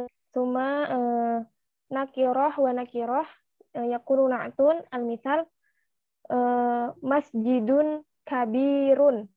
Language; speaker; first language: Arabic; non-native, learner; Indonesian